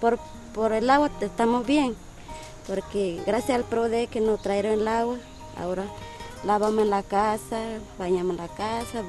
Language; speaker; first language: Spanish; non-native, local second language; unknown